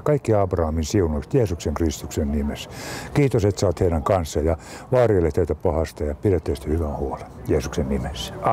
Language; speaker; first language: Finnish; native; Finnish